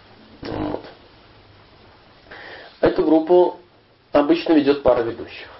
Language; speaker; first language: Russian; native; Russian